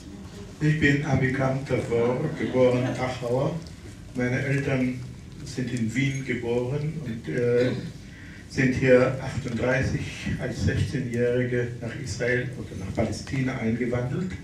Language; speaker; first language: German; early bilingual, heritage; German